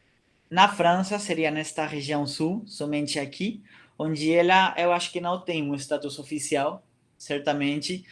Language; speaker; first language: Portuguese; non-native, fluent; Catalan